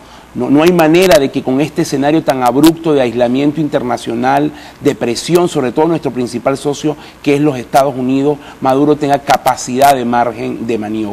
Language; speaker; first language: Spanish; native; Spanish